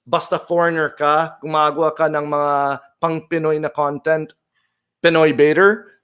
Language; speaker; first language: Filipino; non-native, fluent; English